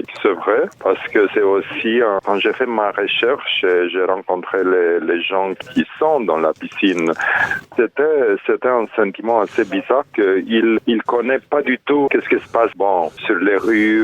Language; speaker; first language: French; non-native, fluent; Romanian